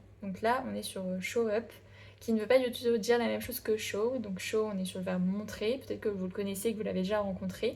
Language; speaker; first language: French; native; French